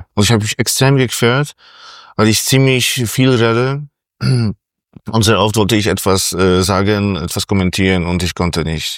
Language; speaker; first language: German; non-native, fluent; Polish